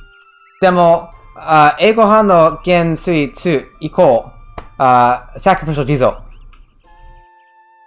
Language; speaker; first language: Japanese; non-native, learner; English